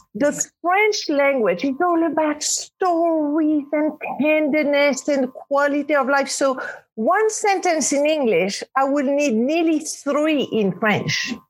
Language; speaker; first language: English; non-native, fluent; Arabic